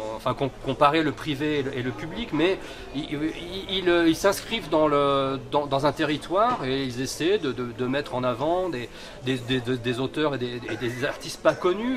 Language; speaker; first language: French; native; French